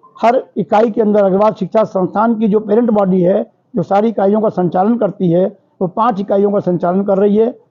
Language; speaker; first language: Hindi; native; Hindi